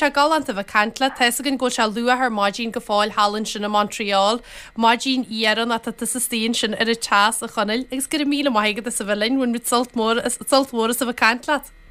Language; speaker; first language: Irish; native; Irish